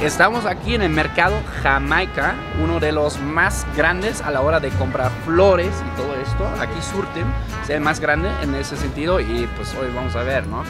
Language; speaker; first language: Spanish; non-native, fluent; German